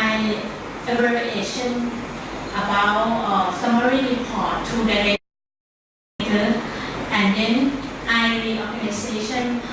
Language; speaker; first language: English; non-native, learner; Thai